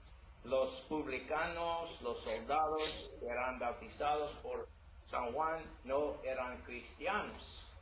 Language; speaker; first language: Spanish; non-native, learner; English